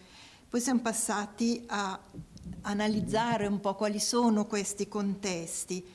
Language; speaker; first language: Italian; native; Italian